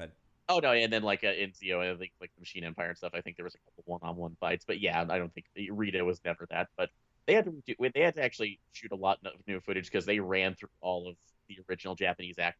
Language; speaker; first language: English; native; English